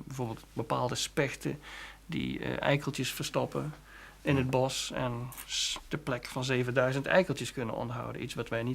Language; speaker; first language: Dutch; native; Dutch